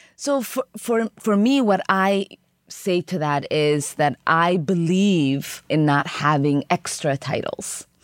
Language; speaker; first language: English; early bilingual, other home language; Somali